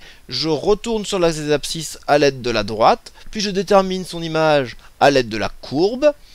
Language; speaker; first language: French; native; French